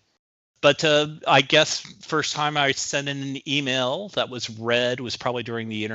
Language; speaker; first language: English; native; English